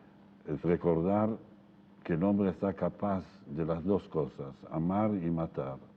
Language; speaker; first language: Spanish; non-native, learner; Yiddish